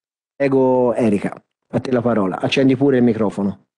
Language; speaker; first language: Italian; native; Italian